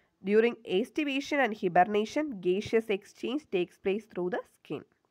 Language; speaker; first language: English; non-native, local second language; Malayalam